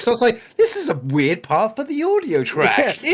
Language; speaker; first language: English; native; English